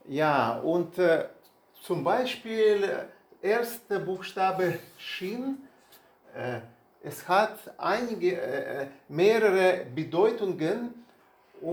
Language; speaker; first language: German; non-native, learner; Russian